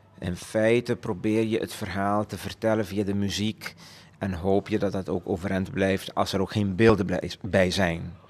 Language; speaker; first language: Dutch; non-native, local second language; Papiamento